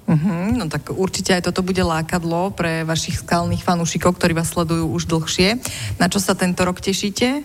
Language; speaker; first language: Slovak; native; Slovak